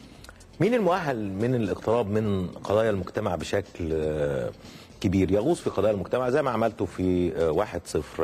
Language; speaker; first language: Arabic; native; Arabic